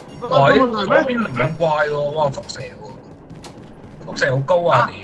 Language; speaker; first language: Chinese; native; Chinese